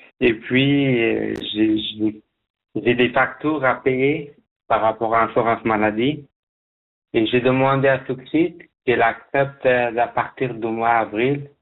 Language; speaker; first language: French; non-native, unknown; Persian